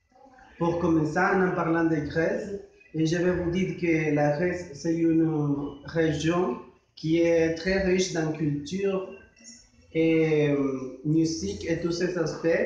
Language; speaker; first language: French; non-native, learner; Spanish